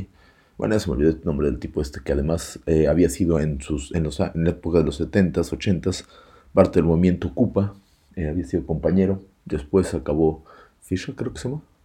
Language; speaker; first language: Spanish; native; Spanish